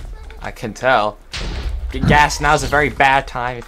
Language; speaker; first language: English; native; English